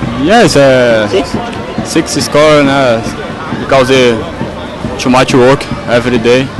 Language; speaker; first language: English; non-native, learner; Portuguese